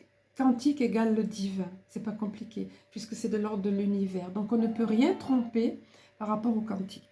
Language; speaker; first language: French; native; French